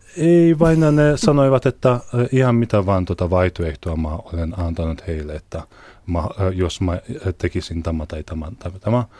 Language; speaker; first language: Finnish; non-native, fluent; Hungarian